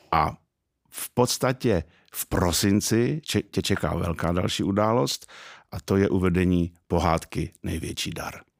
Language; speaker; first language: Czech; native; Czech